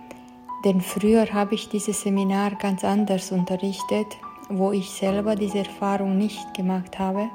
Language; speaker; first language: German; non-native, fluent; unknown